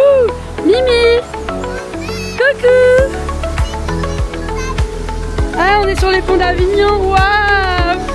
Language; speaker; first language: French; native; French